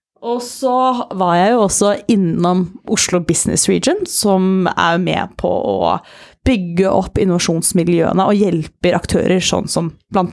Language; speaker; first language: Norwegian; native; Norwegian